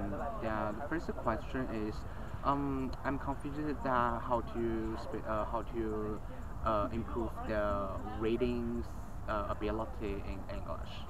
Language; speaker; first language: English; non-native, learner; Chinese